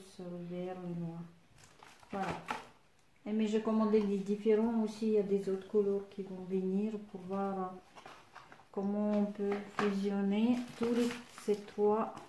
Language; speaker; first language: French; non-native, fluent; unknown